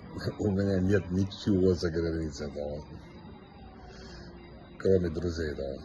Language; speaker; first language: Russian; non-native, local second language; Chechen